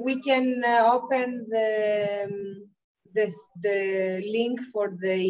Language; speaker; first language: English; non-native, learner; Spanish